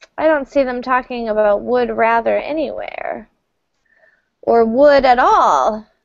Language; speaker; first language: English; native; English